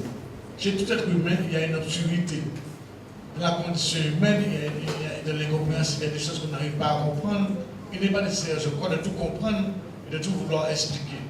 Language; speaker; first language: French; native; French